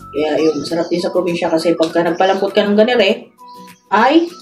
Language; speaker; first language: Filipino; non-native, local second language; Iloko